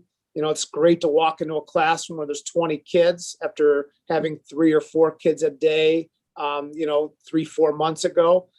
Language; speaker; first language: English; native; English